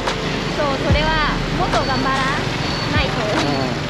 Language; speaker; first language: Japanese; non-native, learner; Vietnamese